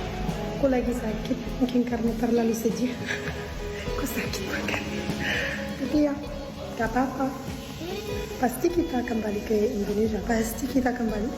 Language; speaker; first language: Indonesian; non-native, fluent; French